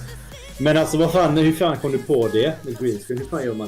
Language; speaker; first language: Swedish; native; Swedish